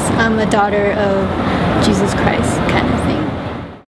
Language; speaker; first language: English; native; English